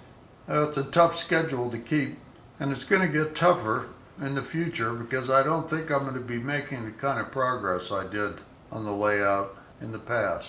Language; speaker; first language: English; native; English